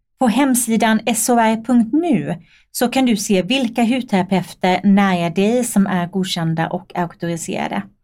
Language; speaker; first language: Swedish; native; Swedish